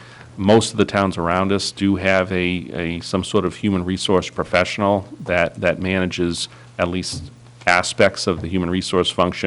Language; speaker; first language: English; native; English